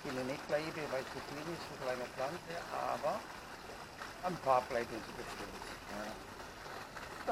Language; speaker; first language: German; non-native, learner; Italian